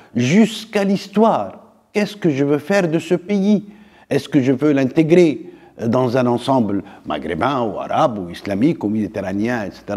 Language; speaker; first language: French; non-native, local second language; Arabic